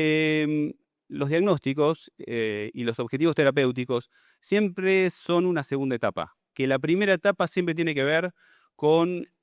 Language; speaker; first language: Spanish; native; Spanish